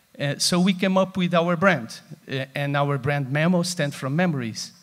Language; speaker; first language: English; non-native, fluent; Portuguese